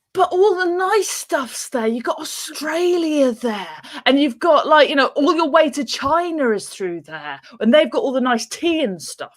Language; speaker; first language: English; native; English